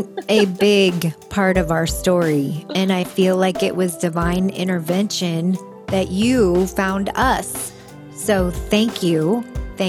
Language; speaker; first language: English; native; English